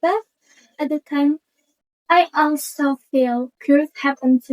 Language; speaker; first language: English; non-native, learner; Indonesian